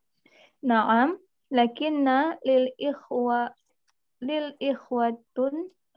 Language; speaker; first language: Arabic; non-native, learner; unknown